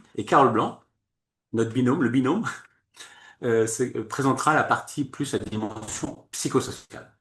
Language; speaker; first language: French; native; French